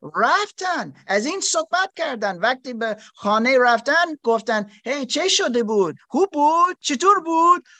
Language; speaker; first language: Persian; non-native, learner; German